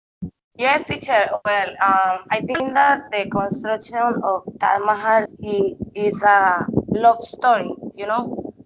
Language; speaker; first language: English; non-native, learner; Spanish